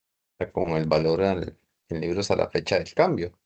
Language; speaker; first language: Spanish; native; Spanish